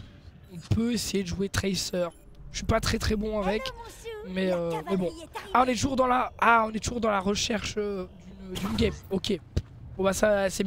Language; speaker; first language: French; native; French